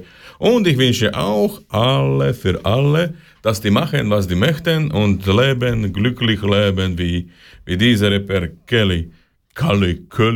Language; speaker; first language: German; non-native, learner; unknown